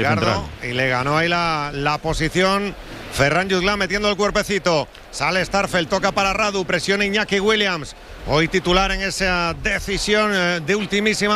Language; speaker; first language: Spanish; native; Spanish